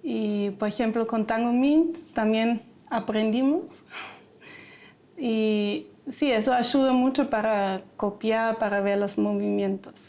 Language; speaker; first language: Spanish; non-native, fluent; German